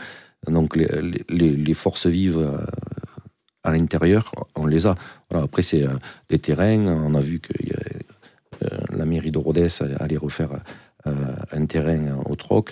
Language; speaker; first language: French; native; French